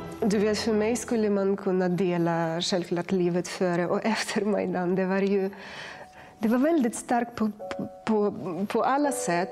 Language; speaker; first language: Swedish; non-native, fluent; Ukrainian